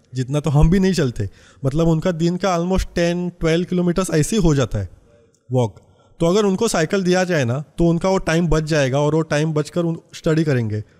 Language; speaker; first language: Hindi; non-native, local second language; Marathi